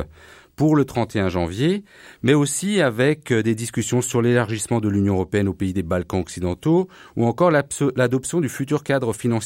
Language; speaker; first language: French; native; French